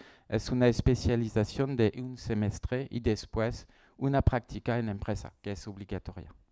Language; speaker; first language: Spanish; non-native, learner; French